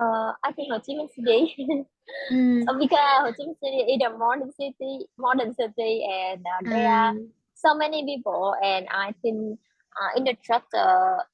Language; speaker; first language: English; non-native, learner; Vietnamese